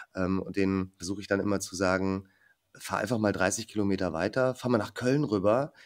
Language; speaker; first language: German; native; German